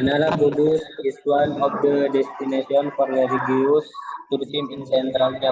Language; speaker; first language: English; non-native, learner; Indonesian